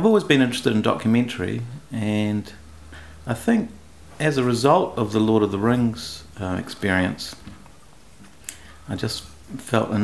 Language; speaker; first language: English; non-native, local second language; Greek